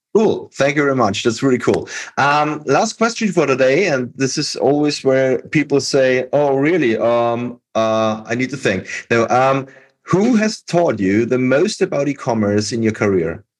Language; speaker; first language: English; non-native, fluent; German